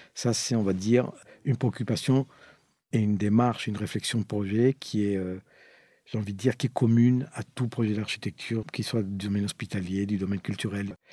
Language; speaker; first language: French; non-native, fluent; Spanish